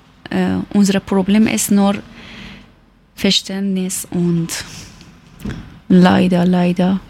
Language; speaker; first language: German; non-native, learner; Persian